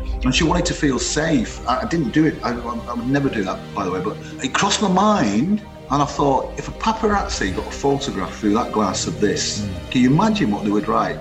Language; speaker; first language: English; native; English